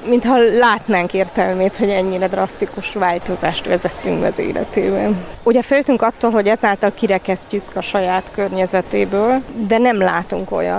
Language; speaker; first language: Hungarian; native; Hungarian